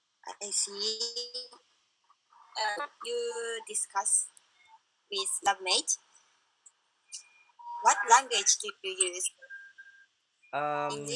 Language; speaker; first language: English; non-native, learner; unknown